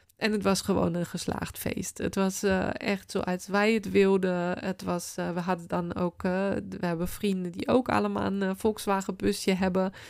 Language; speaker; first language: Dutch; non-native, fluent; German